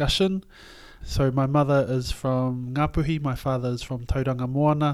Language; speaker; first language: English; native; English